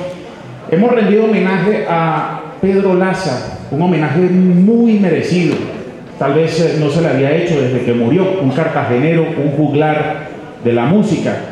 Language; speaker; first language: Spanish; native; Spanish